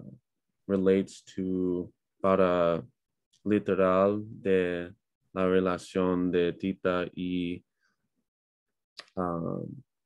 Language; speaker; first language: Spanish; non-native, learner; English